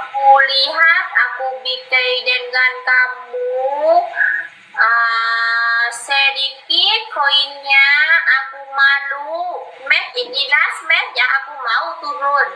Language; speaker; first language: Indonesian; non-native, learner; Vietnamese